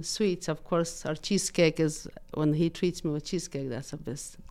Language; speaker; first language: English; non-native, fluent; Persian